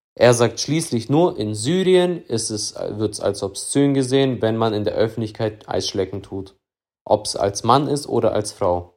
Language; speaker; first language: German; early bilingual, other home language; Russian